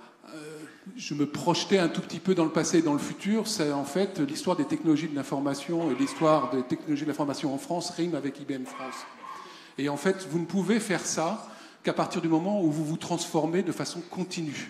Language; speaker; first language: French; native; French